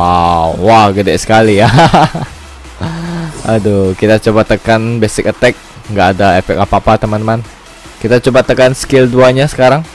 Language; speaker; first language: Indonesian; native; Indonesian